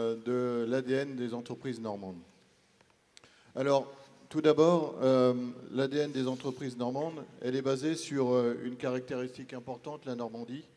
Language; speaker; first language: French; native; French